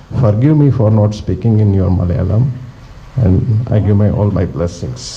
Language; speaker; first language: Malayalam; non-native, learner; Tamil